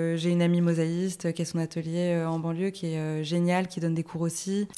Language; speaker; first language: French; native; French